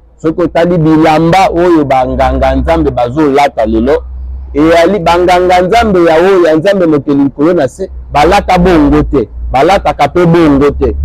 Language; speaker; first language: Lingala; native; Lingala